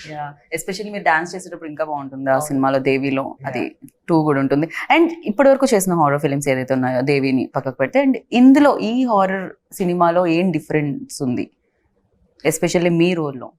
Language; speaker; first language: Telugu; native; Telugu